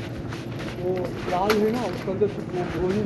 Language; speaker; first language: Hindi; non-native, local second language; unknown